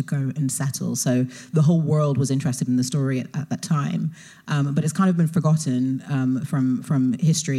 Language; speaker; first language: English; native; English